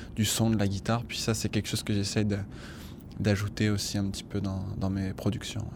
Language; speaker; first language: French; native; French